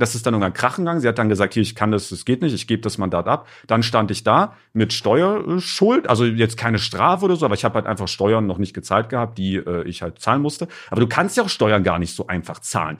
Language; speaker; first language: German; native; German